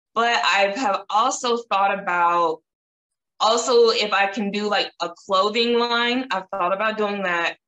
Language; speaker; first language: English; native; English